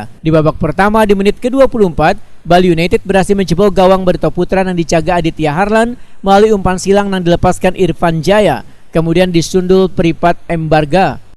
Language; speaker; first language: Indonesian; non-native, local second language; Banjar